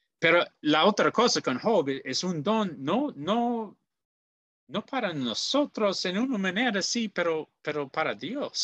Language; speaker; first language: Spanish; non-native, learner; English